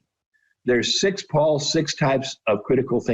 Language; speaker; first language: English; native; English